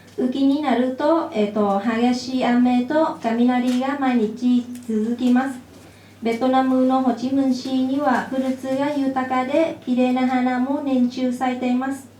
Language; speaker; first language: Japanese; non-native, fluent; Vietnamese